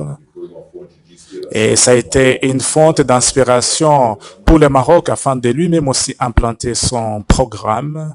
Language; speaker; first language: French; non-native, fluent; Portuguese